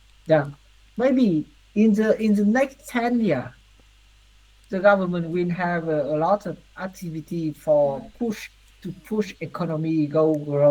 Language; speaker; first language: English; non-native, learner; Vietnamese